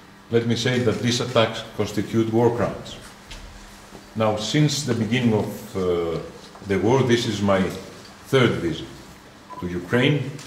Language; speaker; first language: English; non-native, fluent; Greek